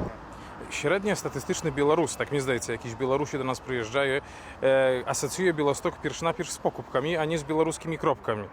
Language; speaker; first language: Polish; non-native, learner; Belarusian